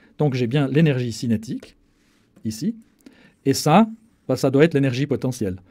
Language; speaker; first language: French; native; French